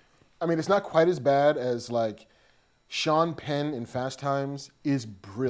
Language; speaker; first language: English; native; English